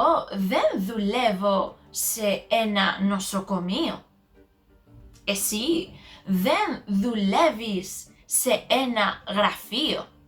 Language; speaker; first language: Greek; non-native, learner; English